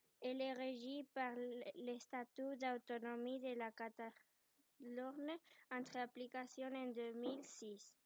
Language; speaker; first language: French; non-native, learner; Spanish